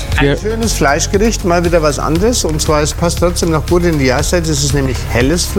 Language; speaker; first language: German; native; German